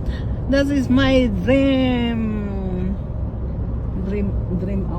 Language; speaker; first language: English; non-native, local second language; Waray